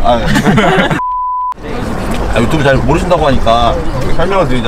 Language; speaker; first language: Korean; native; Korean